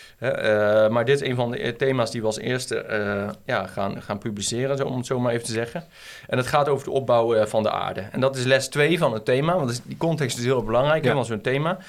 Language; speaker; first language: Dutch; native; Dutch